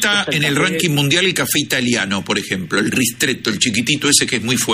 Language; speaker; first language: Spanish; native; Spanish